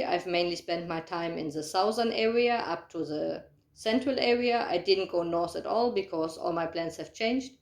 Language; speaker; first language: English; non-native, fluent; German